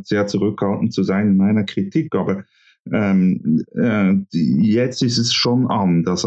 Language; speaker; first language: German; native; German